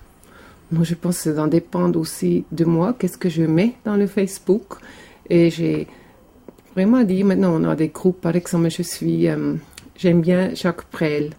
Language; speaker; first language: French; non-native, local second language; German